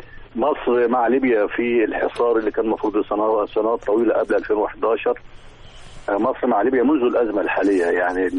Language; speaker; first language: Arabic; native; Arabic